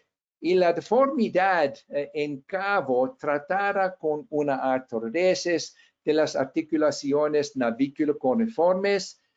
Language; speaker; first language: Spanish; non-native, fluent; English